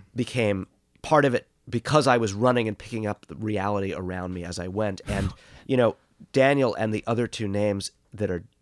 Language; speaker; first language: English; native; English